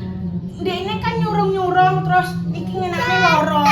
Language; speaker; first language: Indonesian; non-native, local second language; Javanese